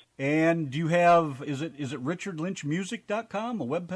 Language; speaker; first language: English; native; English